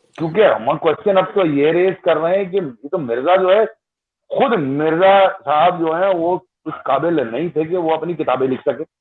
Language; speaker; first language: Urdu; non-native, local second language; Sindhi